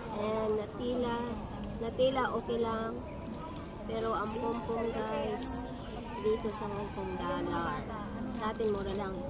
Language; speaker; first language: Filipino; non-native, local second language; Cebuano